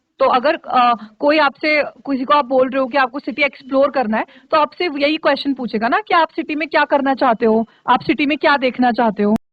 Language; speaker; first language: Hindi; native; Hindi